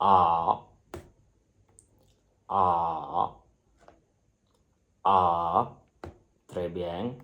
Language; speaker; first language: French; non-native, fluent; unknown